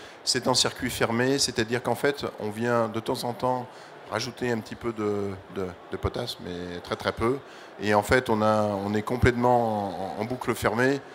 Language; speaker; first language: French; native; French